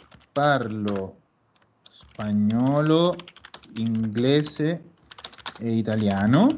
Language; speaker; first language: Italian; non-native, fluent; Spanish